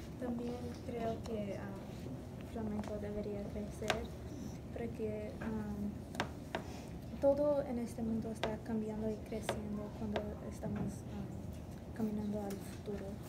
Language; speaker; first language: Spanish; non-native, fluent; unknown